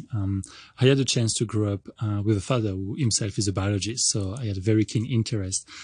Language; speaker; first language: English; non-native, fluent; French